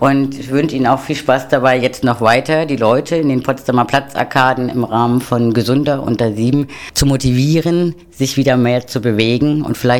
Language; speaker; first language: German; native; German